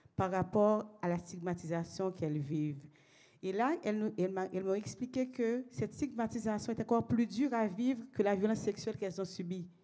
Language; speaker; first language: French; native; French